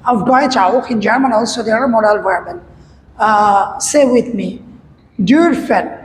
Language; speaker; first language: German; non-native, fluent; Bangla